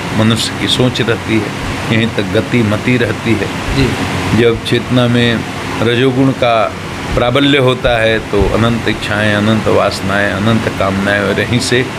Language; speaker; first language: Hindi; native; Hindi